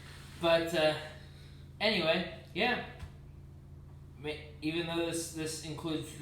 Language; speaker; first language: English; native; English